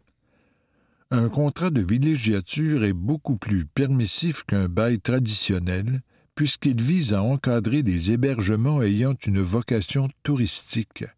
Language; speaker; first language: French; native; French